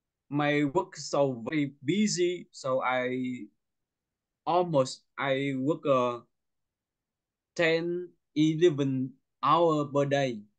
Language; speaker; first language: English; non-native, local second language; Vietnamese